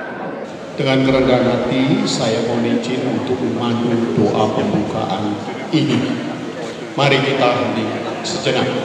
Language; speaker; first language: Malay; non-native, local second language; Javanese